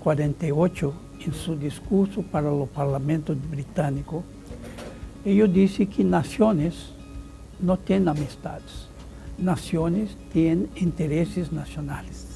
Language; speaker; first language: Spanish; non-native, fluent; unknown